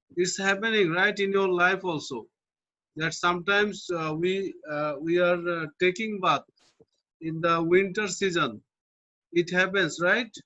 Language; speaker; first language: English; non-native, local second language; Bangla